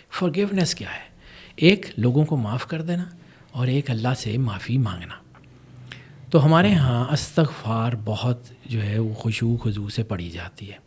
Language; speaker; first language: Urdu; non-native, local second language; Punjabi